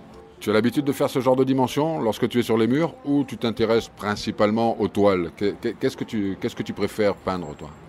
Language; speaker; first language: French; native; French